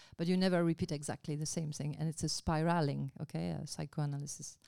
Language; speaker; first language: English; non-native, fluent; French